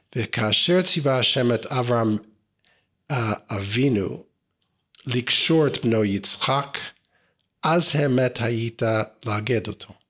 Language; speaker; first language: Hebrew; non-native, fluent; English